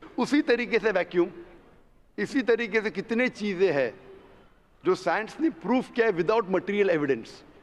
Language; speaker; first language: Hindi; non-native, local second language; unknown